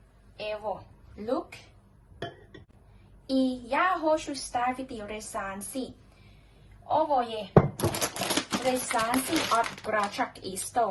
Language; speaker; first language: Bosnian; non-native, learner; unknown